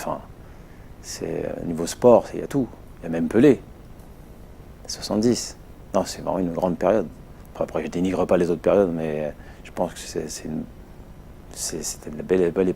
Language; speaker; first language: French; native; French